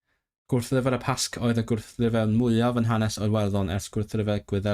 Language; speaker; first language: Welsh; non-native, learner; Cantonese